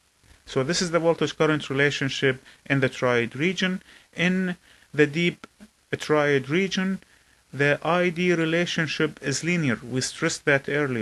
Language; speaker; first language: English; non-native, fluent; Arabic